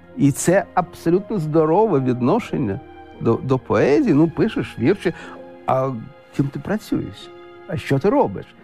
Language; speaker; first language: Ukrainian; non-native, local second language; Russian